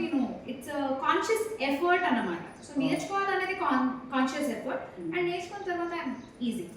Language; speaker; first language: Telugu; non-native, local second language; Kannada